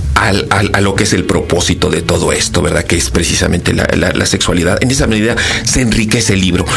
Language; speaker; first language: Spanish; native; Spanish